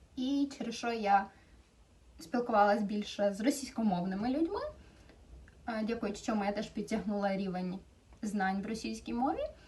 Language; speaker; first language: Ukrainian; native; Ukrainian